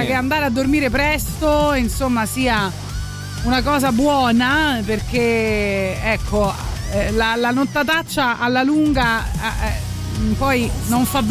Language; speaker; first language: Italian; native; Italian